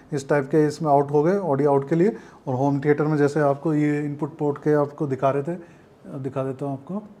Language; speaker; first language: Hindi; native; Hindi